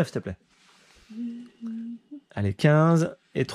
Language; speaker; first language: French; native; French